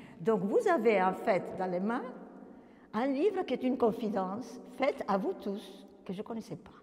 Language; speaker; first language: French; non-native, fluent; Spanish